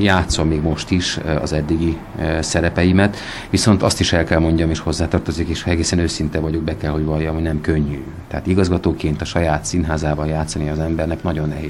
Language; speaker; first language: Hungarian; native; Hungarian